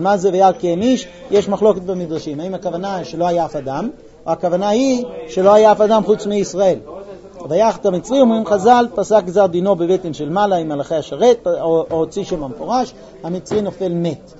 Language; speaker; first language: Hebrew; non-native, fluent; English